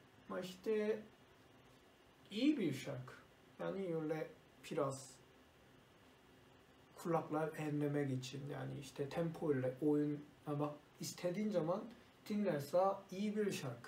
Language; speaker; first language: Turkish; non-native, learner; Korean